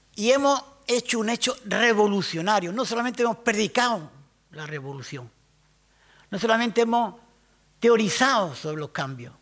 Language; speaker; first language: Spanish; native; Spanish